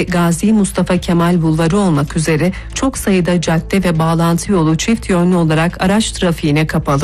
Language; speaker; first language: Turkish; native; Turkish